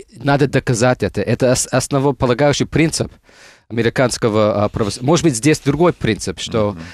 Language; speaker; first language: Russian; non-native, fluent; English